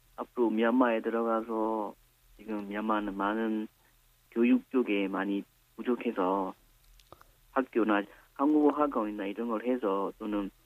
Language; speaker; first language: Korean; non-native, fluent; Burmese